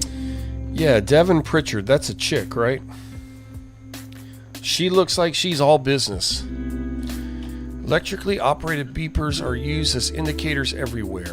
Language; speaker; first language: English; native; English